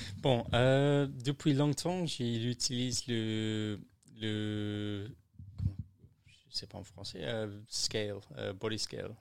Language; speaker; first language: French; non-native, learner; English